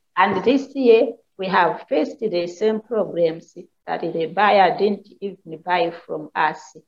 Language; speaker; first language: English; non-native, local second language; Nyanja